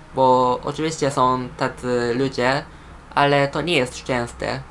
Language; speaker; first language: Polish; non-native, fluent; Japanese